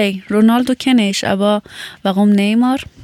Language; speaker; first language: German; non-native, learner; Persian